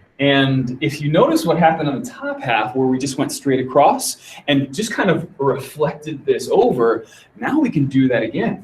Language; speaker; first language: English; native; English